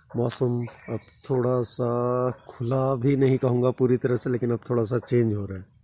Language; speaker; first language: Hindi; native; Hindi